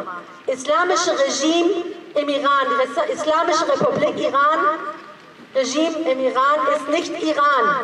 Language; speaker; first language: German; early bilingual, other home language; Persian